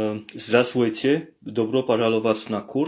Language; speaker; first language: Russian; non-native, learner; French